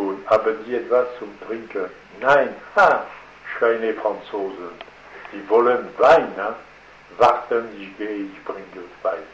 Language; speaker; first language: German; non-native, learner; French